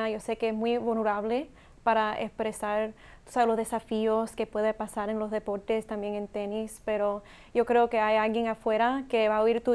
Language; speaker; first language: Spanish; non-native, learner; English